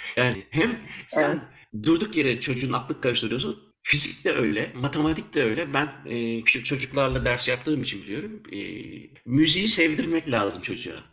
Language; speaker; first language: Turkish; early bilingual, heritage; Turkish